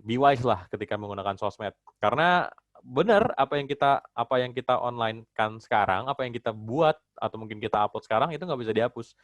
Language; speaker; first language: Indonesian; native; Indonesian